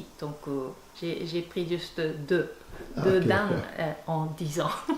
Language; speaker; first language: French; non-native, fluent; Japanese